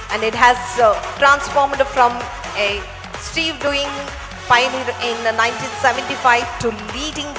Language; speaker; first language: English; non-native, local second language; Telugu